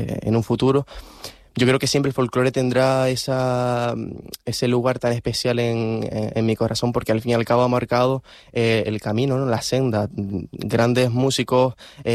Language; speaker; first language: Spanish; native; Spanish